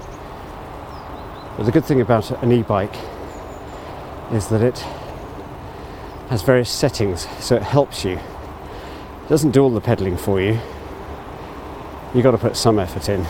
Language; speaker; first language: English; native; English